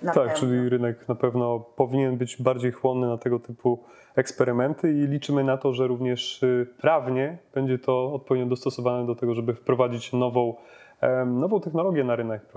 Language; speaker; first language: Polish; native; Polish